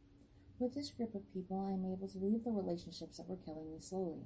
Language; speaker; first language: English; native; English